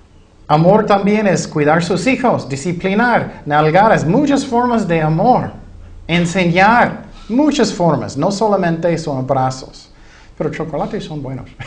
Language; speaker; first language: Spanish; non-native, fluent; English